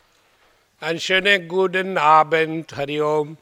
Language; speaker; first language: German; non-native, fluent; Hindi